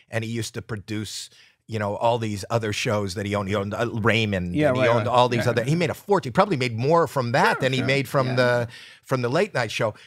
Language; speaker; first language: English; native; English